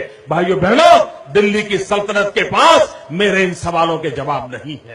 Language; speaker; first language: Hindi; native; Hindi